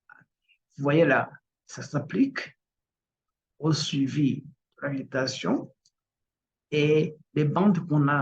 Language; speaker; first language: French; non-native, local second language; Kinyarwanda